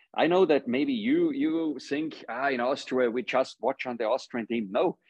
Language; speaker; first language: English; non-native, fluent; German